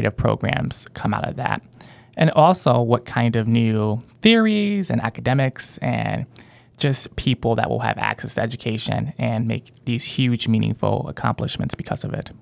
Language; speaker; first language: English; native; English